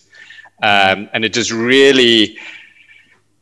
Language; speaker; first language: English; native; English